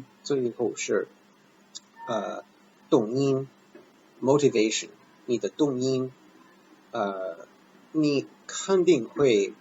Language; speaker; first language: Chinese; non-native, fluent; English